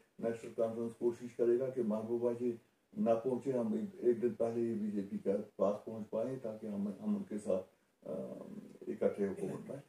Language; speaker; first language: Urdu; non-native, local second language; Kashmiri